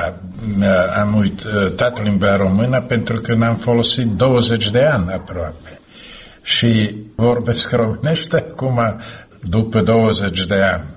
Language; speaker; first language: Romanian; non-native, learner; Slovak